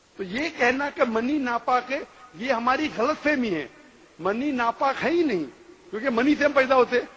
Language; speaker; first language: Urdu; non-native, local second language; Konkani